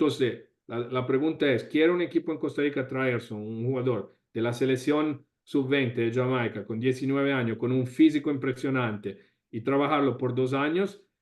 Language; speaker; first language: Spanish; non-native, fluent; Italian